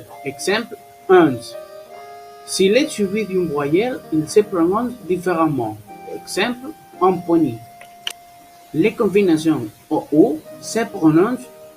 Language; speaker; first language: French; non-native, learner; Spanish